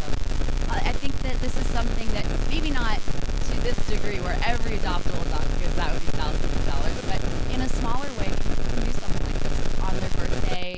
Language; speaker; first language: English; native; English